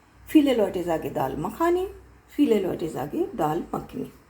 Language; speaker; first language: German; non-native, learner; Hindi